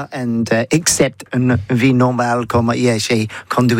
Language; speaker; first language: French; non-native, learner; English